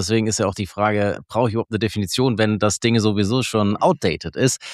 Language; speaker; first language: German; native; German